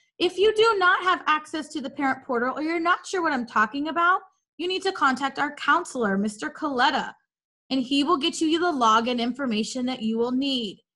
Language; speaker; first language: English; native; English